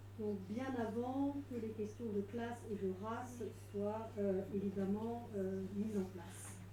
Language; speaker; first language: French; native; French